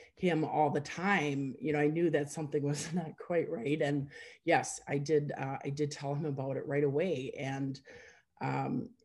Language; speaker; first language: English; native; English